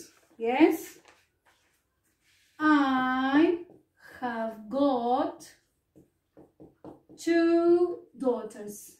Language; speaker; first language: English; non-native, fluent; Spanish